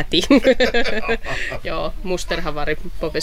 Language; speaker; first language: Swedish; non-native, local second language; Finnish